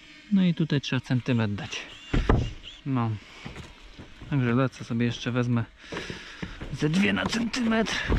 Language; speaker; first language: Polish; native; Polish